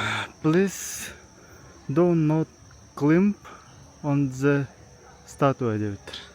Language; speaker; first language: English; non-native, learner; Indonesian